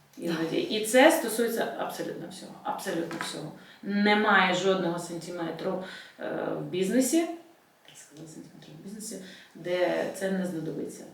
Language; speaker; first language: Ukrainian; non-native, local second language; Russian